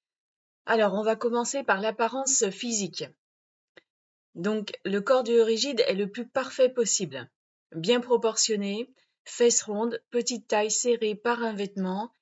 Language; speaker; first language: French; native; French